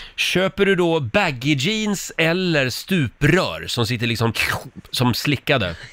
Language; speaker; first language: Swedish; native; Swedish